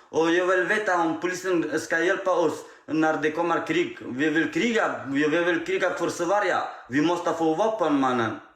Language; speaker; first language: Swedish; non-native, learner; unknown